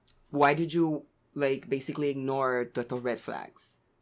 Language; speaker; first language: English; non-native, local second language; Spanish